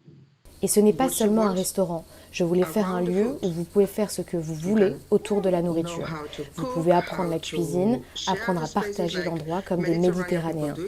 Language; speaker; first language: French; non-native, fluent; Spanish